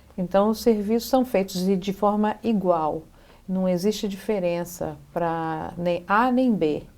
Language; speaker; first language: Portuguese; native; Portuguese